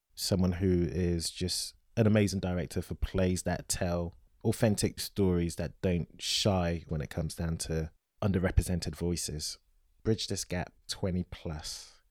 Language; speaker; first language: English; native; English